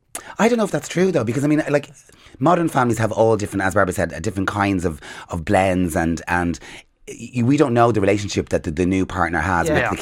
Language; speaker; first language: English; native; English